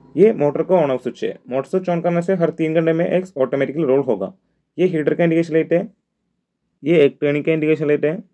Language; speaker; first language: Hindi; non-native, local second language; Malayalam